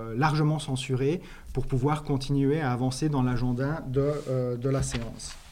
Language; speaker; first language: French; native; French